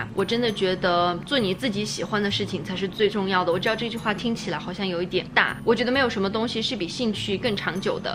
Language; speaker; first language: Chinese; native; Chinese